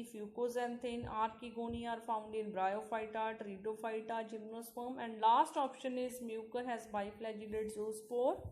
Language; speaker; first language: English; non-native, local second language; Punjabi